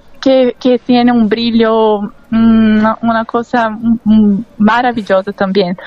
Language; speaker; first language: Spanish; non-native, learner; Portuguese